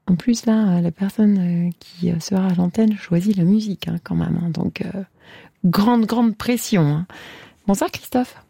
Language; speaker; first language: French; native; French